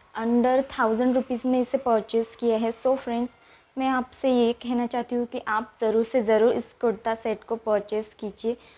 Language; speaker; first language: Hindi; native; Hindi